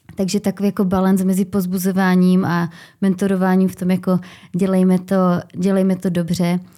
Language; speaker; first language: Czech; native; Czech